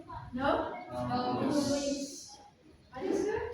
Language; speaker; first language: English; non-native, learner; Indonesian